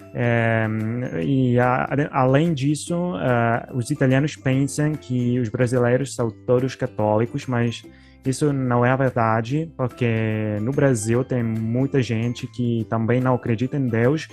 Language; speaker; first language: Portuguese; non-native, fluent; Italian